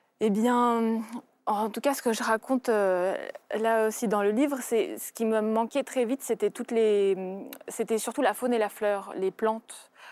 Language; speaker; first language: French; early bilingual, other home language; Russian